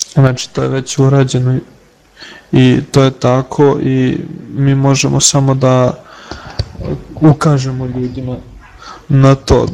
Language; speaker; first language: Serbian; native; Serbian